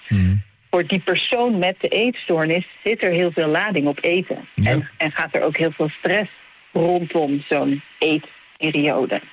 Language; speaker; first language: Dutch; native; Dutch